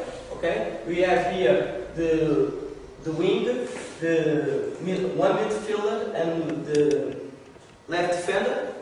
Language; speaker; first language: English; non-native, learner; Portuguese